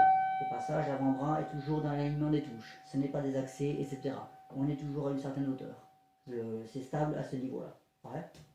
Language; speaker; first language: French; native; French